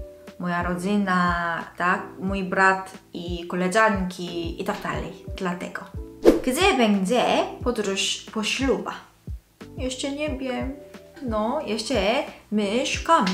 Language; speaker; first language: Polish; non-native, local second language; Korean